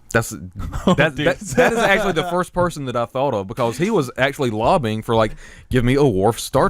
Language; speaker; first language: English; native; English